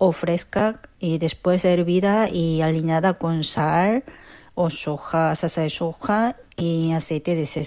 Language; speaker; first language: Spanish; non-native, fluent; Korean